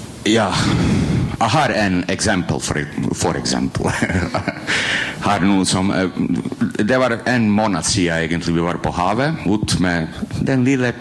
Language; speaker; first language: Norwegian; non-native, fluent; Croatian